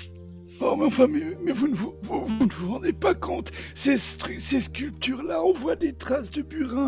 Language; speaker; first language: French; native; French